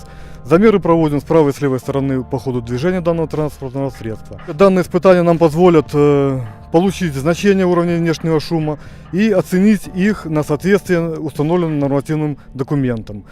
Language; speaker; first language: Russian; native; Russian